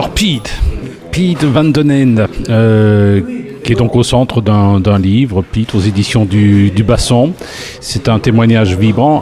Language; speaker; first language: French; native; French